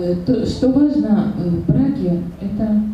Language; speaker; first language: Russian; native; Russian